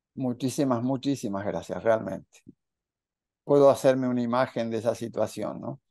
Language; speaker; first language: Spanish; native; Spanish